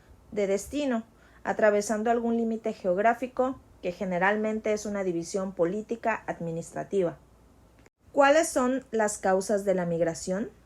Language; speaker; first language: Spanish; native; Spanish